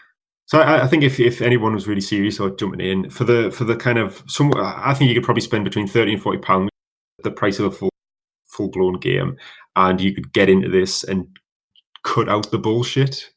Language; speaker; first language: English; native; English